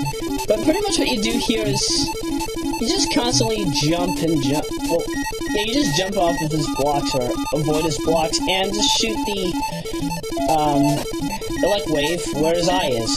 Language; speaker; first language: English; native; English